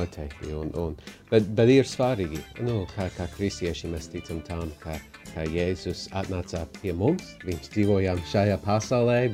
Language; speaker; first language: Latvian; non-native, fluent; English